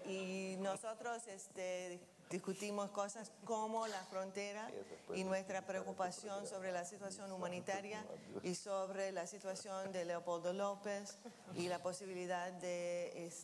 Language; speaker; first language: Spanish; non-native, fluent; English